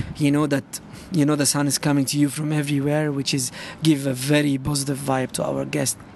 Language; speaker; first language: English; non-native, fluent; Arabic